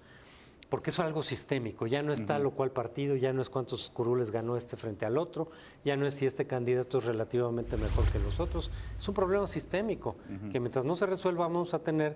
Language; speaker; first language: Spanish; native; Spanish